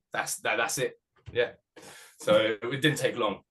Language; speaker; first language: English; native; English